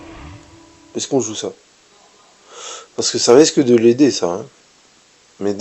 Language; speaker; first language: French; native; French